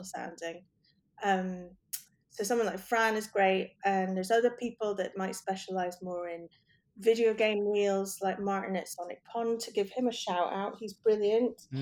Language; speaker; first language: English; native; English